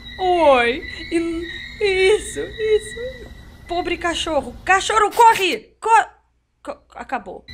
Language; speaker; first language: Portuguese; non-native, learner; Russian